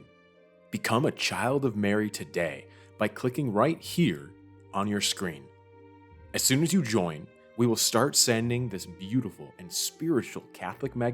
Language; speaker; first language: English; native; English